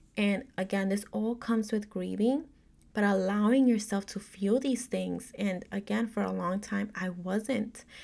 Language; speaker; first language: English; native; English